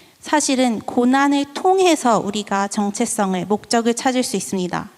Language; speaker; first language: Korean; native; Korean